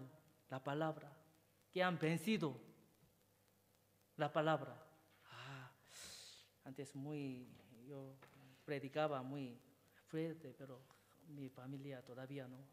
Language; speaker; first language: Spanish; non-native, learner; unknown